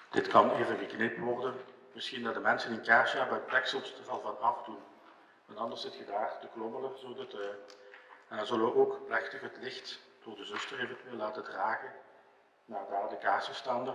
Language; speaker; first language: Dutch; native; Dutch